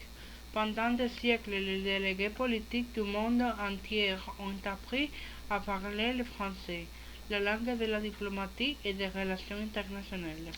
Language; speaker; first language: French; non-native, learner; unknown